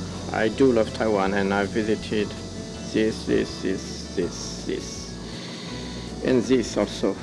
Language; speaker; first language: English; non-native, learner; French